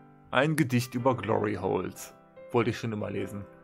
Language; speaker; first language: German; native; German